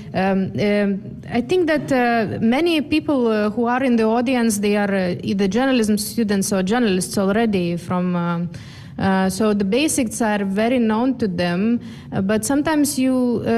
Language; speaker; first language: English; non-native, fluent; Lithuanian